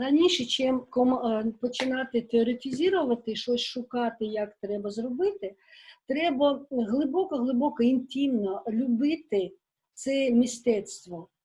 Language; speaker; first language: Ukrainian; non-native, local second language; Russian